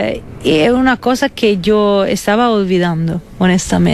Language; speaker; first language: Spanish; non-native, fluent; Italian